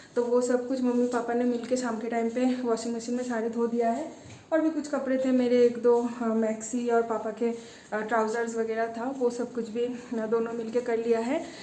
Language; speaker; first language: Hindi; non-native, local second language; Bangla